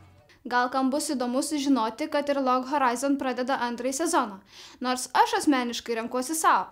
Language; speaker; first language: Lithuanian; native; Lithuanian